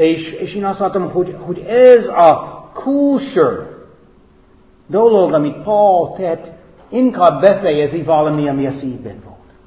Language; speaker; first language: Hungarian; non-native, fluent; English